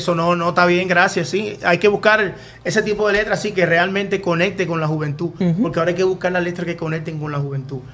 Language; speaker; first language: Spanish; native; Spanish